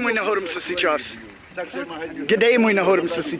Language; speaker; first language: Russian; non-native, learner; English